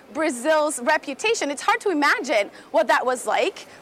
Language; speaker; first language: English; non-native, fluent; Portuguese